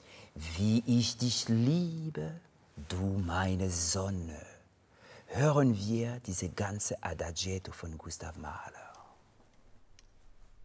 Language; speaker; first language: German; non-native, fluent; French